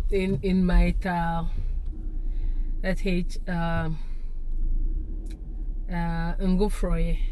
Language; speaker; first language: Dutch; non-native, local second language; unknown